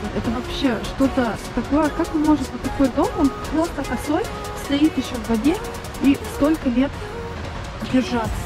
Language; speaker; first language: Russian; early bilingual, heritage; Russian